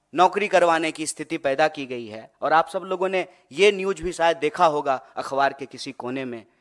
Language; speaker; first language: Hindi; native; Hindi